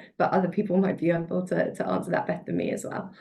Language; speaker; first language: English; native; English